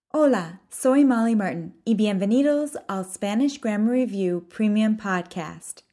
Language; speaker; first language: Spanish; non-native, fluent; English